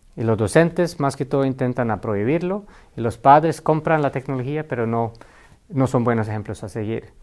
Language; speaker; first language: Spanish; non-native, fluent; Finnish